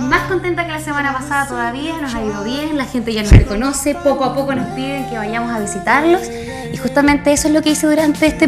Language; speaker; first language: Spanish; native; Spanish